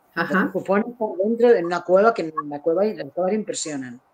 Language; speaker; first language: Spanish; native; Spanish